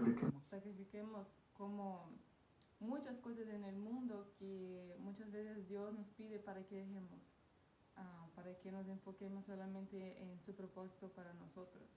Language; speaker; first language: Spanish; non-native, fluent; Portuguese